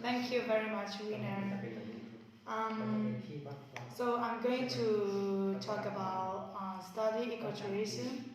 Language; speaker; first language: English; non-native, learner; Thai